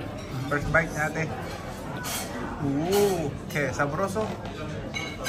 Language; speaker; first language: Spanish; non-native, learner; Filipino